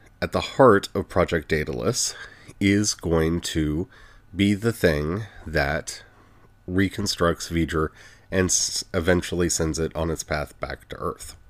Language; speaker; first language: English; native; English